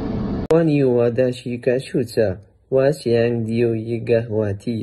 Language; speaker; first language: Chinese; non-native, learner; Malay